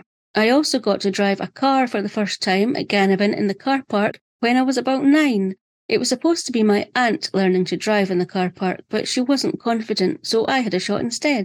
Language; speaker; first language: English; native; English